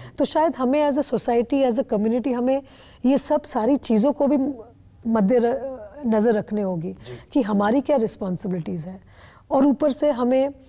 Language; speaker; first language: Hindi; non-native, local second language; Bangla